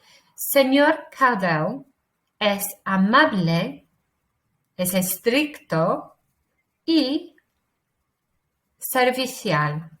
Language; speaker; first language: Spanish; non-native, fluent; English